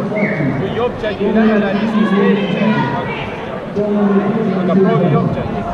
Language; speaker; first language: Estonian; non-native, local second language; Russian